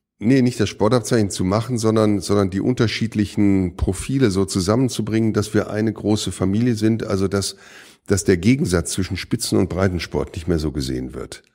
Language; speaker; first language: German; native; German